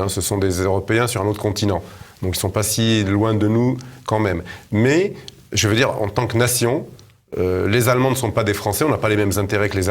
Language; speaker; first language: French; native; French